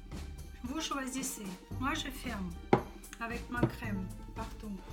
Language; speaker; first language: French; non-native, fluent; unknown